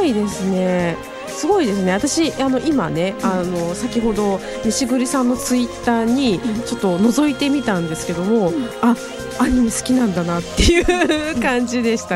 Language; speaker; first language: Japanese; native; Japanese